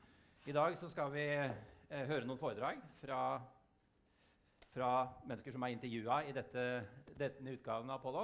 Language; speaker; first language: Norwegian; native; Norwegian